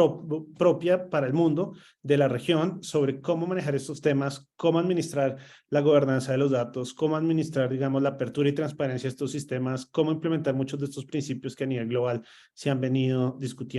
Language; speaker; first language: Spanish; native; Spanish